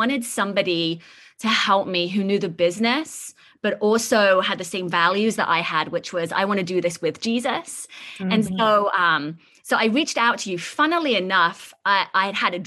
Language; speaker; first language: English; native; English